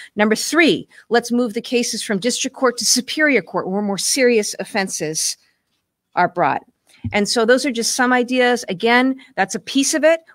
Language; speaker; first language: English; native; English